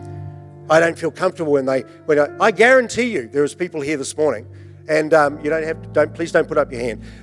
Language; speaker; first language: English; native; English